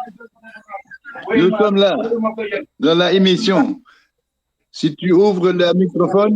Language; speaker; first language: French; non-native, fluent; Dutch